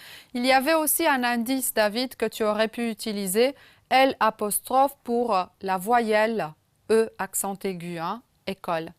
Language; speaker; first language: French; non-native, fluent; Romanian